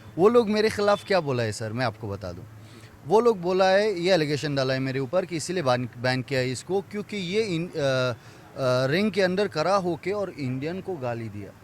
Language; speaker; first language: Hindi; non-native, fluent; Persian